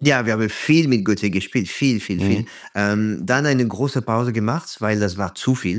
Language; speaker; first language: German; non-native, fluent; French